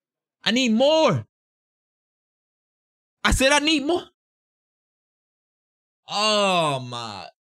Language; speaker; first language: English; native; English